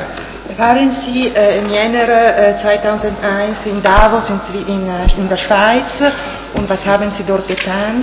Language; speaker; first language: German; non-native, fluent; Italian